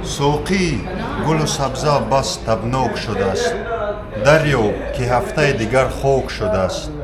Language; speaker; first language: Persian; non-native, local second language; Shughni